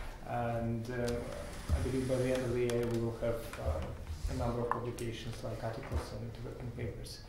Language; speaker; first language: English; non-native, fluent; Russian